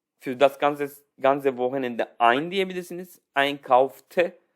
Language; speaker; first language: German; non-native, fluent; Turkish